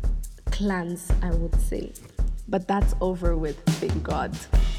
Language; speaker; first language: English; non-native, local second language; Kinyarwanda